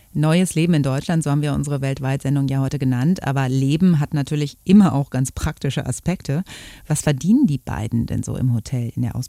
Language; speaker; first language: German; native; German